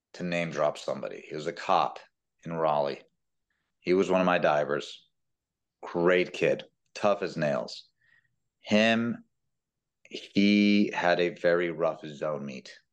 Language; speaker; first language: English; early bilingual, other home language; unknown